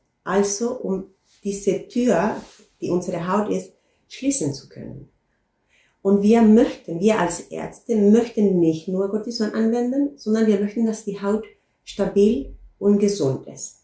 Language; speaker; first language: German; non-native, fluent; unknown